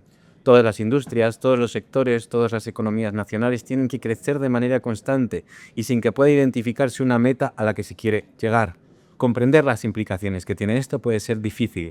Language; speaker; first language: Spanish; native; Spanish